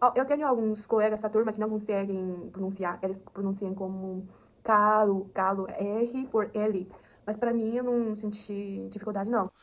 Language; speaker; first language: Portuguese; non-native, fluent; Chinese